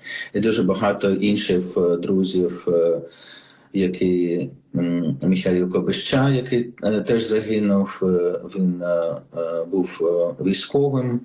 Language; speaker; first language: Ukrainian; non-native, local second language; Russian